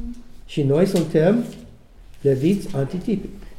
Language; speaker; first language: Romanian; non-native, learner; English